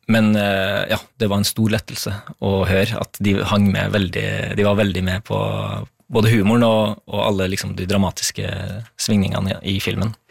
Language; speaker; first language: Norwegian; early bilingual, other home language; Kurdish